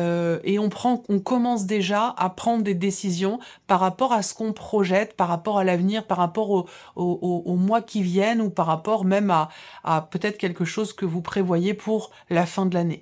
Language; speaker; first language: French; native; French